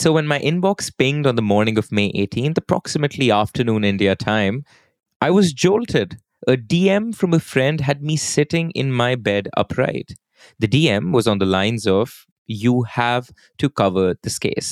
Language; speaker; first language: English; non-native, local second language; Hindi